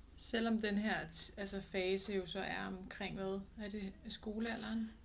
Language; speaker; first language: Danish; native; Danish